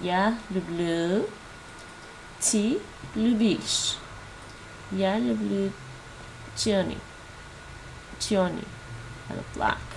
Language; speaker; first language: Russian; non-native, learner; English